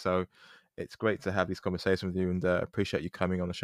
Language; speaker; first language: English; native; English